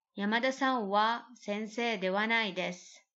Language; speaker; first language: Japanese; non-native, learner; Arabic